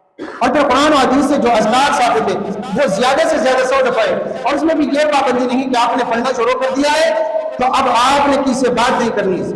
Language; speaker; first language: Urdu; non-native, local second language; Pashto